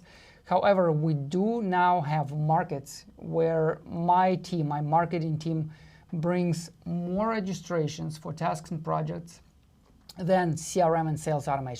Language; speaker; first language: English; non-native, fluent; Russian